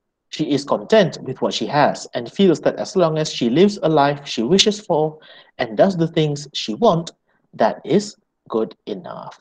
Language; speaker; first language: English; non-native, local second language; Malay